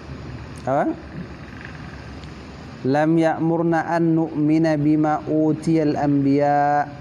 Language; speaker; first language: Arabic; non-native, fluent; Indonesian